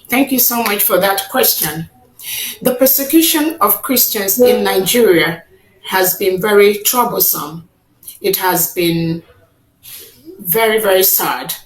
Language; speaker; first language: English; non-native, local second language; Igbo